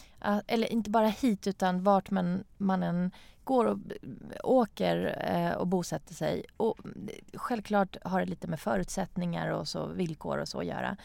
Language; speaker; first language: Swedish; non-native, fluent; Persian